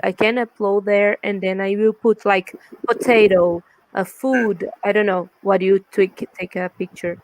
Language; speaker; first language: English; non-native, learner; Portuguese